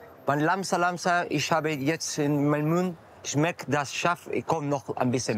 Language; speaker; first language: German; non-native, learner; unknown